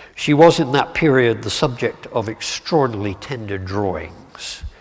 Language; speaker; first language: English; native; English